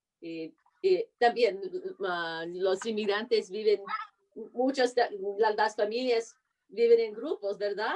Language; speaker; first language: Spanish; non-native, fluent; English